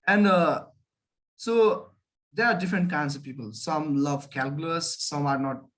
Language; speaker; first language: English; non-native, local second language; Nepali